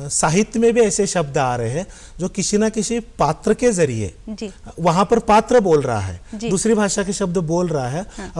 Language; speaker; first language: Hindi; non-native, local second language; Kannada